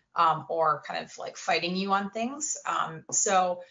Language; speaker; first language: English; native; English